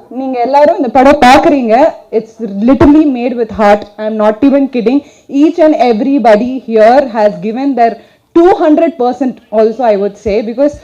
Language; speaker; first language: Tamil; non-native, learner; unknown